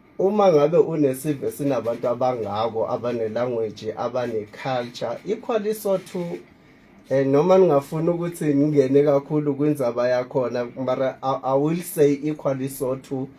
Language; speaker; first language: Zulu; native; Zulu